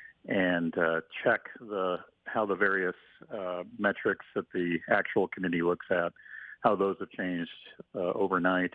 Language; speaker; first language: English; native; English